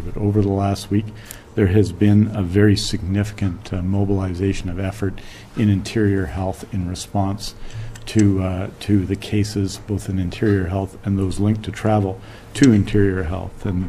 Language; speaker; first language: English; native; English